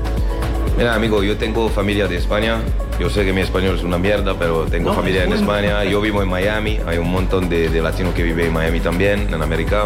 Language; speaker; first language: Spanish; non-native, learner; French